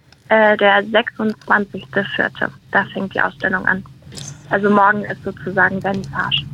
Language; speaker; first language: German; native; German